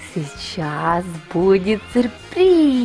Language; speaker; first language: Russian; native; Russian